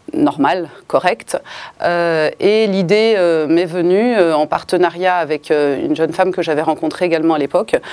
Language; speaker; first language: French; native; French